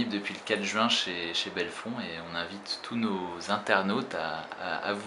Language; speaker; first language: French; native; French